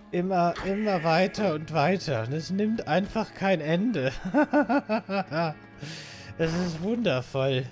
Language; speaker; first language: German; native; German